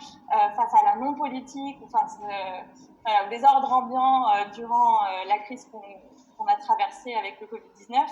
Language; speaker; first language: French; native; French